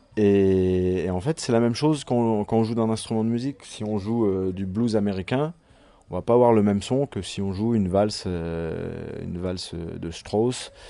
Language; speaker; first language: French; native; French